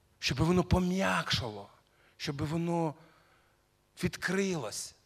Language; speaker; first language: Ukrainian; non-native, local second language; Russian